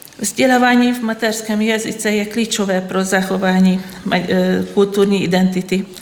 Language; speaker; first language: Czech; non-native, fluent; Hungarian